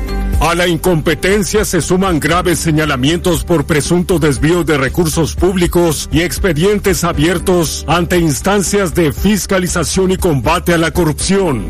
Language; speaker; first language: Spanish; native; Spanish